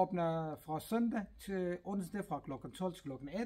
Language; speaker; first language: Danish; non-native, fluent; Kurdish